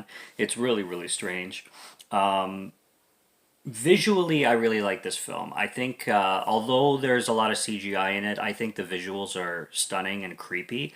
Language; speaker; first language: English; native; English